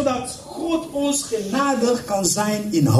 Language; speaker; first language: Dutch; non-native, fluent; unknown